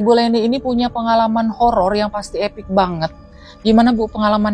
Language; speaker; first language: Indonesian; native; Indonesian